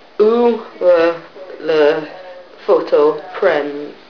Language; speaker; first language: French; non-native, learner; English